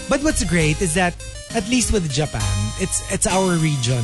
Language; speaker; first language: English; non-native, local second language; Filipino